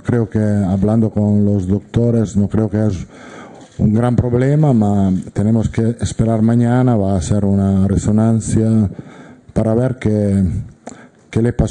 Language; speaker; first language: Spanish; non-native, fluent; Italian